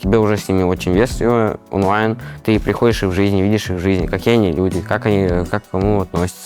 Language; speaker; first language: Russian; native; Russian